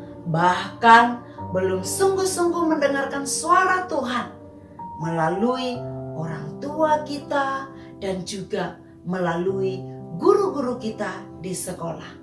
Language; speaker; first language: Indonesian; native; Indonesian